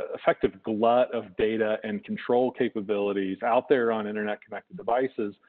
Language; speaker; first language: English; native; English